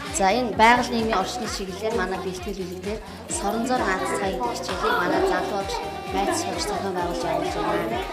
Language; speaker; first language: Mongolian; native; Mongolian